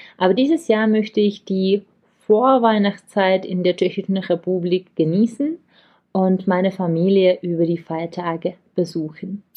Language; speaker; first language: German; non-native, fluent; Czech